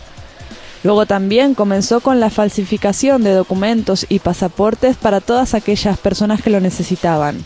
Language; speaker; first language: Spanish; native; Spanish